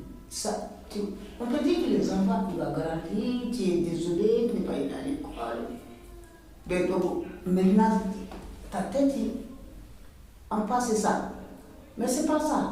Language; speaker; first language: French; non-native, learner; Bambara